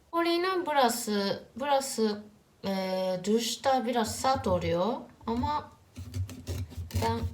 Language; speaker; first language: Turkish; non-native, fluent; Japanese